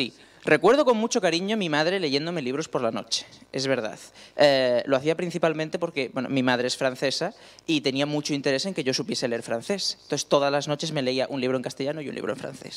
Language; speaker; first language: Spanish; native; Spanish